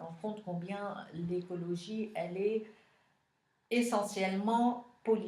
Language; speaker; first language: French; non-native, local second language; Arabic